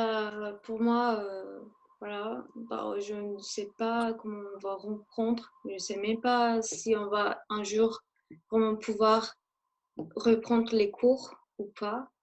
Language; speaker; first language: French; early bilingual, other home language; Turkish